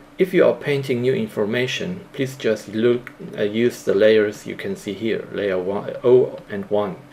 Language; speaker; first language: English; non-native, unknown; German